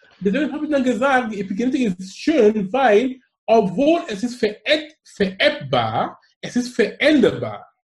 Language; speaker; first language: German; non-native, fluent; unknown